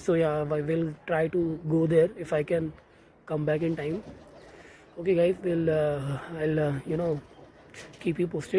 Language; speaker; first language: English; non-native, local second language; Hindi